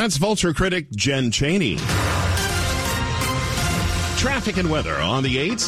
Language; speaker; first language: English; native; English